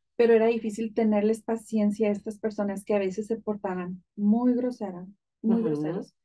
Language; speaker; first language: Spanish; native; Spanish